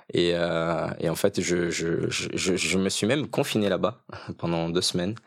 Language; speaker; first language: French; early bilingual, other home language; Portuguese